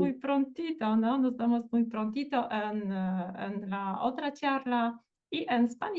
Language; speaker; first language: Spanish; non-native, fluent; Portuguese